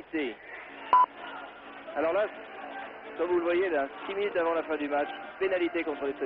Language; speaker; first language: French; native; French